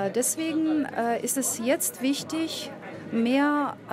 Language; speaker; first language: German; non-native, fluent; Russian